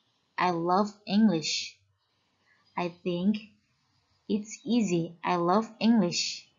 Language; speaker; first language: English; non-native, fluent; Indonesian